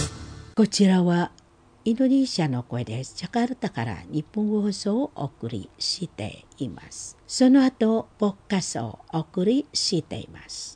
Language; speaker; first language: Japanese; non-native, fluent; Indonesian